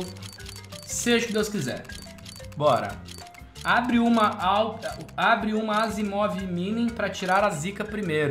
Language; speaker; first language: Portuguese; native; Portuguese